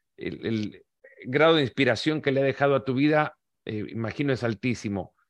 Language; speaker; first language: Spanish; native; Spanish